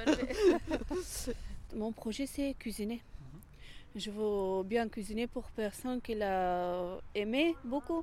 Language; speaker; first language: French; non-native, learner; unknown